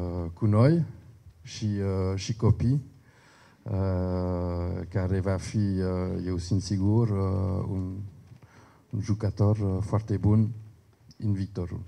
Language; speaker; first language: Romanian; non-native, learner; French